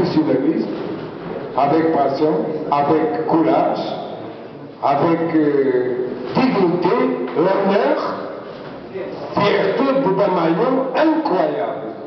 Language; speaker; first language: French; non-native, learner; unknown